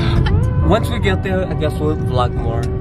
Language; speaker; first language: English; native; English